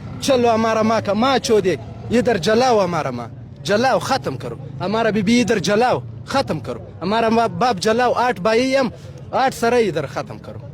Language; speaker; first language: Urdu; non-native, learner; Pashto